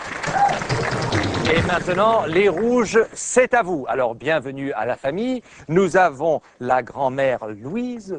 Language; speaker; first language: French; native; French